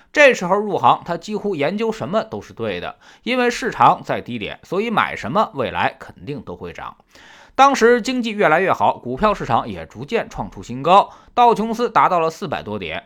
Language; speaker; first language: Chinese; native; Chinese